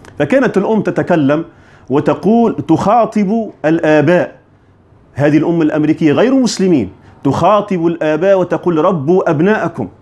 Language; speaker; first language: Arabic; native; Arabic